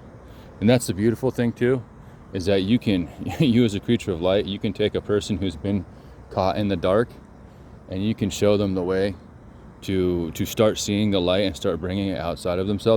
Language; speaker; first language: English; native; English